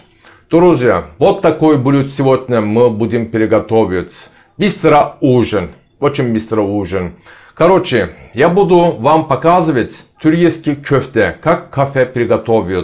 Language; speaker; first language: Russian; non-native, learner; Turkish